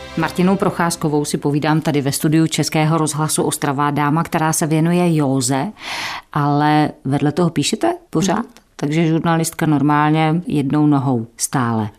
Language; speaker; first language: Czech; native; Czech